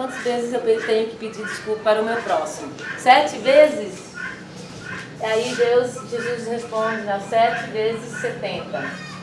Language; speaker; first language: Portuguese; non-native, fluent; Dutch